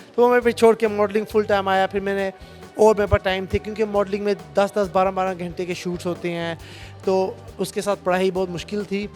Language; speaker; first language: Urdu; early bilingual, heritage; Hindi